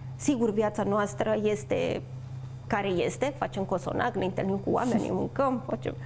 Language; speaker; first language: Romanian; non-native, fluent; Spanish